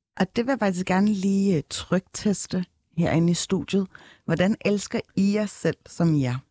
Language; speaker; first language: Danish; early bilingual, other home language; Turkish